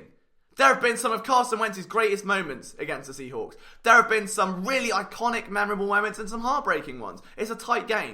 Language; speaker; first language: English; native; English